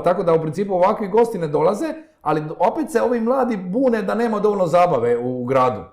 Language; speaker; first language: Croatian; native; Croatian